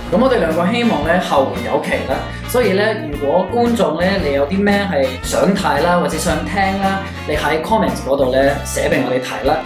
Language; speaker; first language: Cantonese; non-native, fluent; English